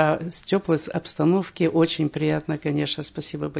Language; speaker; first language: Russian; native; Russian